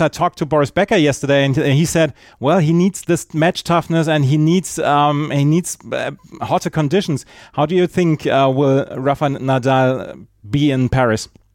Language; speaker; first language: English; non-native, fluent; German